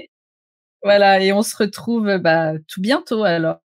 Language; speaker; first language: French; native; French